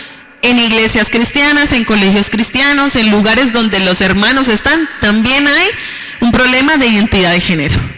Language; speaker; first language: Spanish; native; Spanish